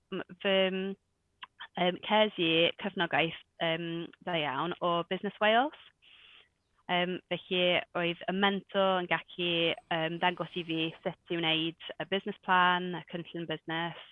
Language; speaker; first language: Welsh; non-native, local second language; English